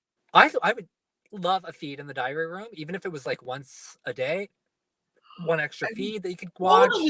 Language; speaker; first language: English; native; English